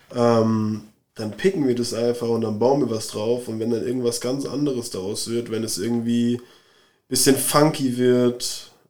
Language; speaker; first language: German; native; German